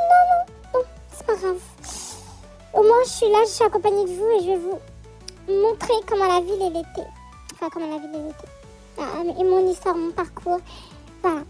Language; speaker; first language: French; native; French